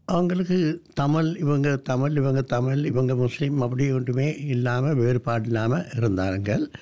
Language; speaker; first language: Tamil; non-native, local second language; Sinhala